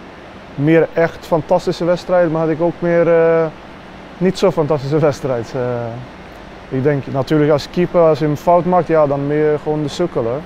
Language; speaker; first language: Dutch; non-native, fluent; Swedish